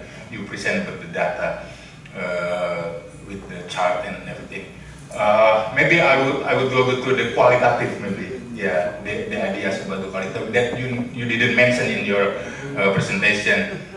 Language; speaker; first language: English; non-native, learner; Indonesian